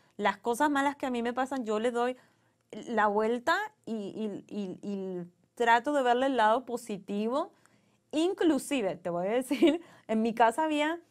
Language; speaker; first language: Spanish; native; Spanish